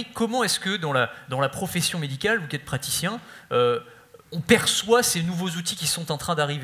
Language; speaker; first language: French; native; French